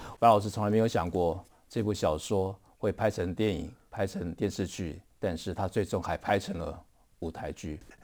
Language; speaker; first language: Chinese; native; Chinese